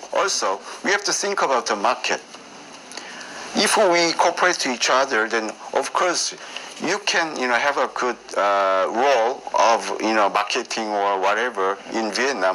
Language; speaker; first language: English; non-native, learner; Korean